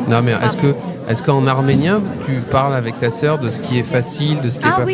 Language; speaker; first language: French; native; French